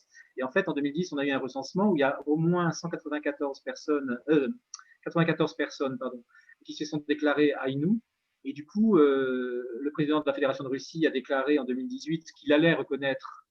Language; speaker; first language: French; native; French